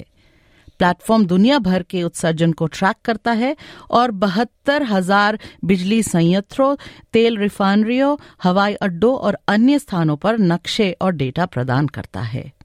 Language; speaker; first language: Hindi; native; Hindi